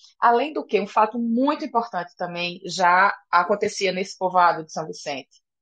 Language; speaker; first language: Portuguese; native; Portuguese